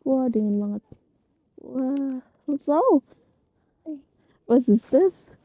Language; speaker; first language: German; non-native, learner; Indonesian